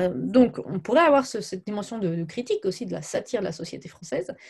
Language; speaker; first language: French; native; French